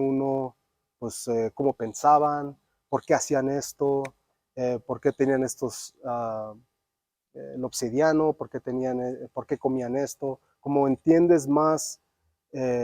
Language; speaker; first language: Spanish; early bilingual, other home language; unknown